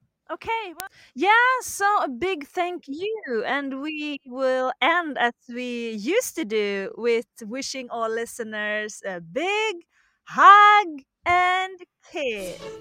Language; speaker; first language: English; non-native, fluent; Swedish